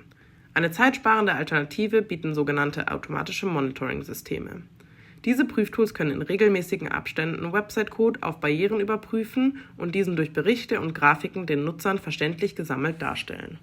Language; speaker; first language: German; native; German